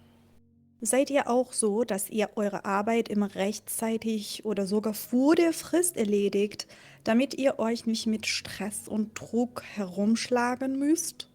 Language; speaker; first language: German; non-native, fluent; Persian